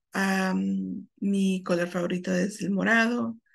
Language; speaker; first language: Spanish; non-native, fluent; English